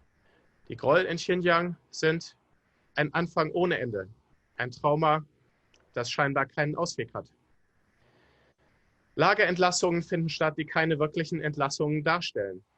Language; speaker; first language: German; native; German